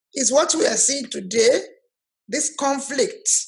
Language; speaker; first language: English; non-native, local second language; Yoruba